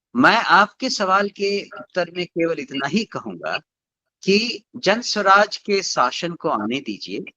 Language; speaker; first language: Hindi; native; Hindi